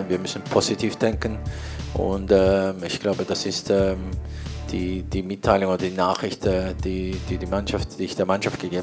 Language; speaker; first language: German; non-native, fluent; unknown